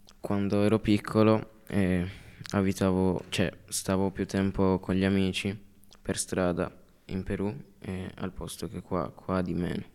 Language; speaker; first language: Italian; early bilingual, other home language; Spanish